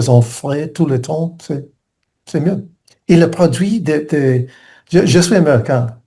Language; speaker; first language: French; non-native, learner; English